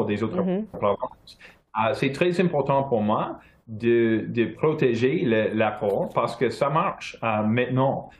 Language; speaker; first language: French; non-native, local second language; English